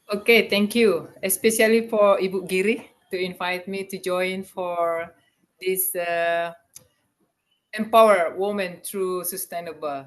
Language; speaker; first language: English; non-native, learner; Indonesian